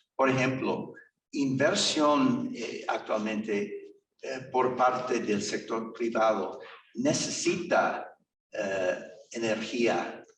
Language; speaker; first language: Spanish; non-native, fluent; English